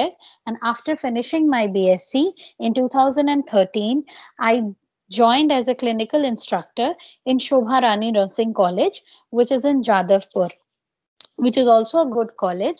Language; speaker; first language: English; non-native, local second language; Bangla